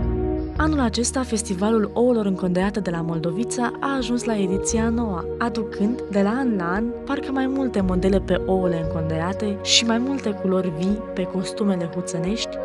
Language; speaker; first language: Romanian; native; Romanian